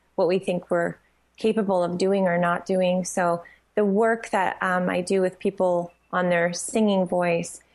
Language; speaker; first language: English; native; English